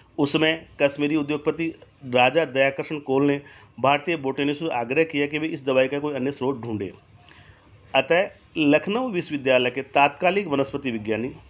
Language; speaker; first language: Hindi; native; Hindi